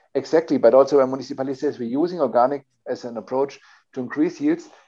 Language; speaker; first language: English; non-native, fluent; German